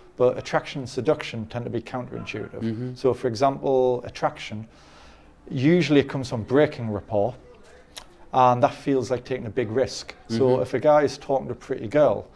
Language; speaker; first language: English; native; English